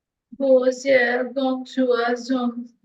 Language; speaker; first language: Chinese; non-native, learner; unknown